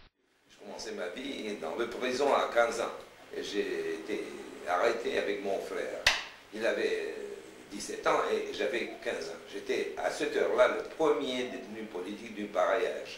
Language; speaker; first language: French; non-native, fluent; Romanian